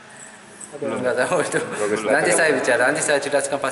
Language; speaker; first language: Indonesian; non-native, learner; Korean